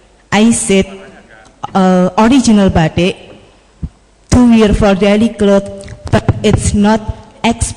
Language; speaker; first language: English; non-native, learner; Indonesian